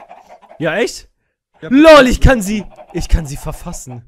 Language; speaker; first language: German; native; German